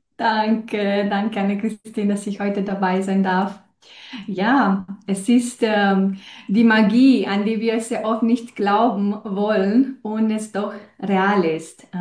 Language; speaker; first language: German; non-native, fluent; Romanian